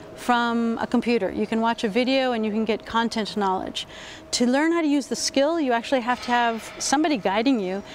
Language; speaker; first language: English; native; English